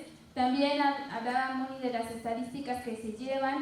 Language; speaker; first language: Spanish; native; Spanish